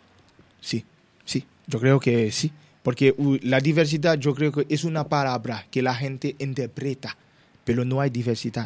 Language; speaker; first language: Spanish; non-native, learner; Haitian Creole